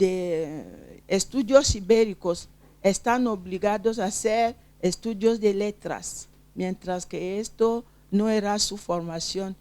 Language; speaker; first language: Spanish; non-native, fluent; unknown